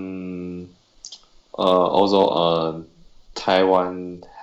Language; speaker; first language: English; non-native, learner; Chinese